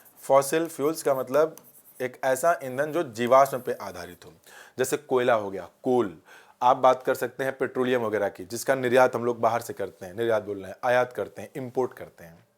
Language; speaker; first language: Hindi; native; Hindi